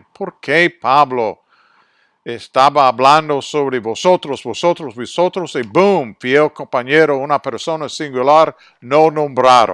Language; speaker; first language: Spanish; non-native, fluent; English